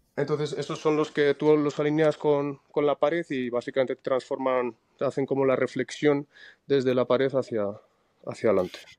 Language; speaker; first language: Spanish; non-native, fluent; Russian